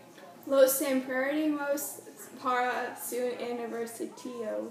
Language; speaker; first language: Spanish; non-native, learner; English